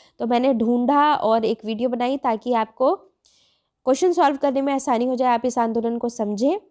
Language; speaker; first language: Hindi; native; Hindi